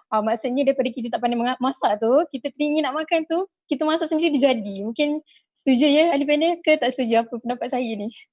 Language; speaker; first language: Malay; native; Malay